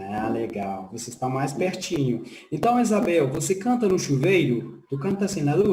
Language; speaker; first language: Portuguese; non-native, fluent; Spanish